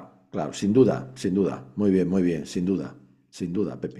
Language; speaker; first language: Spanish; native; Spanish